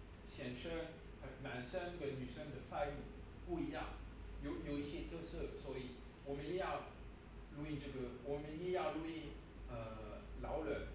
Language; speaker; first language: Chinese; non-native, learner; French